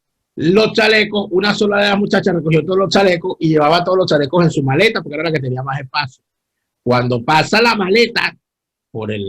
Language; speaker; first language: Spanish; native; Spanish